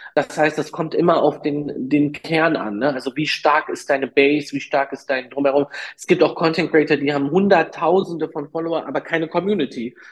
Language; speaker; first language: German; early bilingual, other home language; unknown